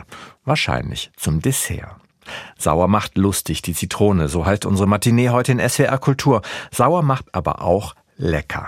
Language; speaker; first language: German; native; German